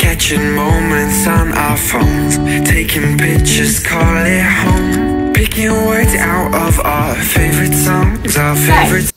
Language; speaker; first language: English; native; English